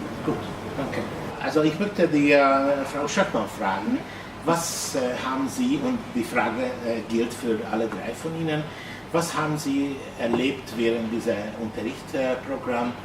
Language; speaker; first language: German; non-native, fluent; Hungarian